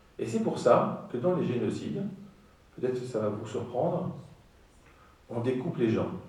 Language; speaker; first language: French; non-native, fluent; Greek